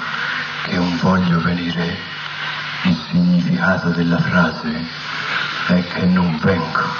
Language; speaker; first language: Italian; native; Italian